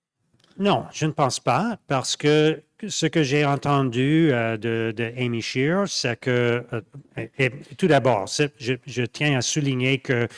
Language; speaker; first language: French; non-native, local second language; English